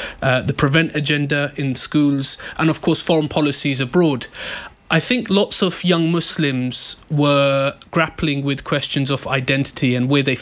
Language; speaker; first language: English; native; English